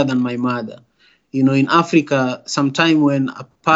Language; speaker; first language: English; non-native, local second language; Luo (Kenya and Tanzania)